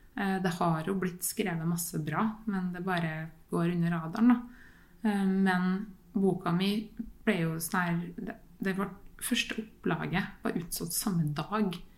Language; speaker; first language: Norwegian; native; Norwegian